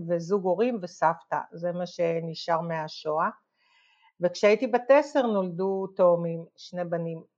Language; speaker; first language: Hebrew; native; Hebrew